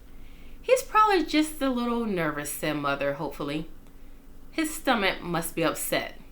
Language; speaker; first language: English; native; English